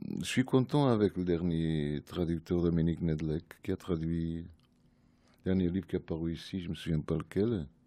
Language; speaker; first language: French; non-native, fluent; Portuguese